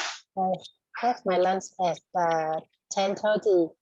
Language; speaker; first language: English; non-native, learner; Vietnamese